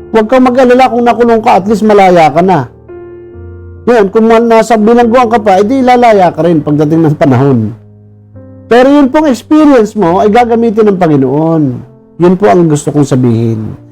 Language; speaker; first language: Filipino; native; Filipino